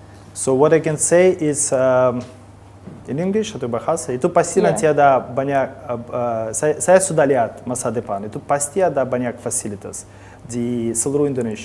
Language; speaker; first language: Indonesian; non-native, learner; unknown